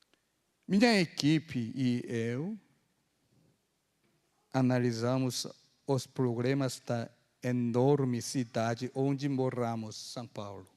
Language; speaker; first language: Portuguese; non-native, fluent; Korean